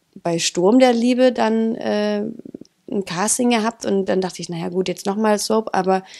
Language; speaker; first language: German; non-native, fluent; Danish